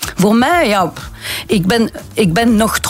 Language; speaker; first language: Dutch; non-native, local second language; French